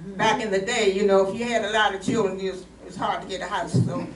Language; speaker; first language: English; native; English